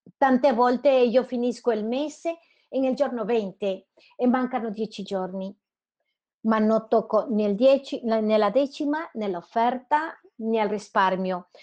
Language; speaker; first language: Italian; non-native, fluent; Spanish